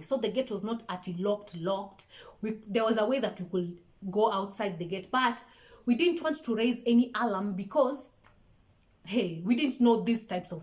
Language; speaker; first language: English; non-native, local second language; Swahili